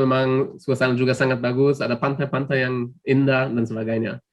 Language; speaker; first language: Indonesian; non-native, fluent; German